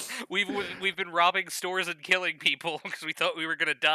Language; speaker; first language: English; native; English